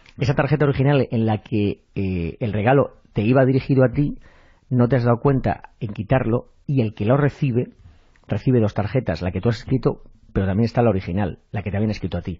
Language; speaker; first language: Spanish; native; Spanish